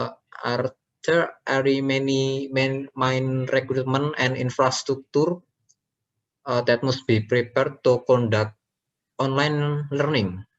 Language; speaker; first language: English; non-native, learner; Indonesian